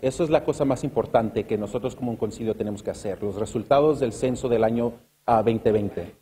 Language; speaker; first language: Spanish; early bilingual, other home language; English